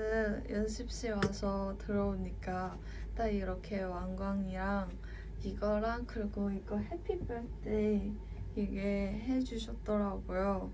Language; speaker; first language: Korean; non-native, fluent; Cantonese